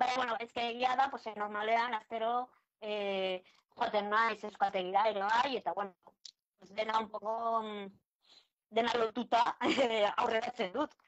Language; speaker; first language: Basque; non-native, local second language; Spanish